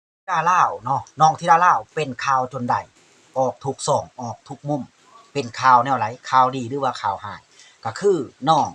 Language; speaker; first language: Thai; non-native, local second language; Lao